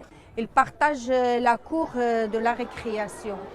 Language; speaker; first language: French; non-native, fluent; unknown